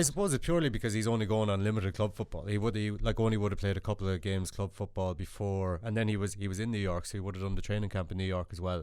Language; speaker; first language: English; native; English